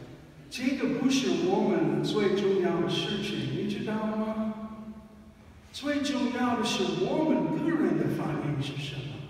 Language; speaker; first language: Chinese; non-native, fluent; English